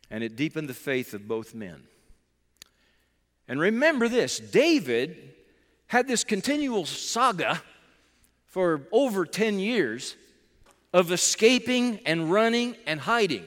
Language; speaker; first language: English; native; English